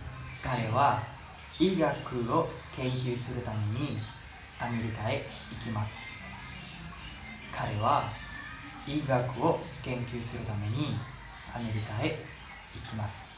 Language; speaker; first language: Japanese; non-native, learner; Indonesian